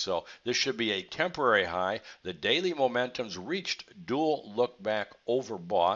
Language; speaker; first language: English; native; English